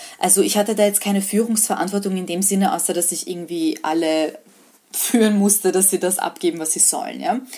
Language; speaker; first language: German; early bilingual, other home language; Serbian